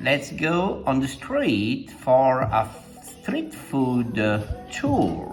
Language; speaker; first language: English; non-native, fluent; Italian